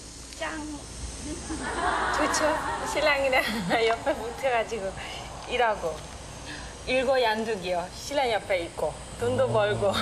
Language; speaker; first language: Korean; non-native, learner; Burmese